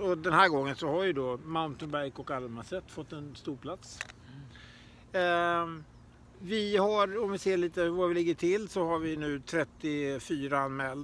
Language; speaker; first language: Swedish; native; Swedish